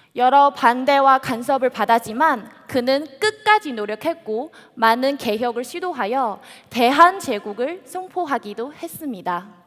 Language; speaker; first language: Korean; non-native, fluent; Chinese